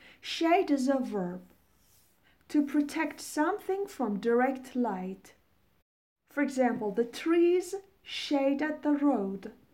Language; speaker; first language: English; non-native, fluent; Persian